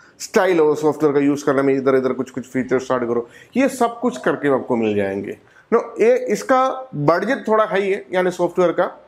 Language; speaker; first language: Hindi; non-native, local second language; Malayalam